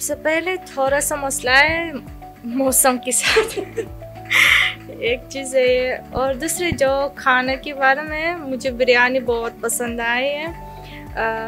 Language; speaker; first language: Hindi; non-native, learner; Russian